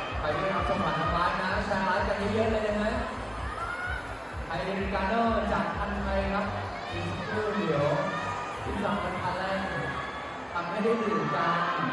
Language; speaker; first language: Thai; native; Thai